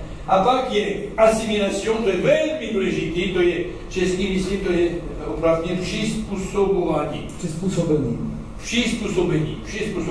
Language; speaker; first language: Czech; non-native, learner; French